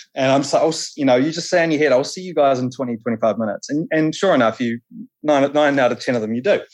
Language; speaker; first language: English; native; English